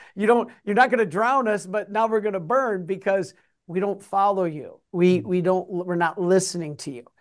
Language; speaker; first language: English; native; English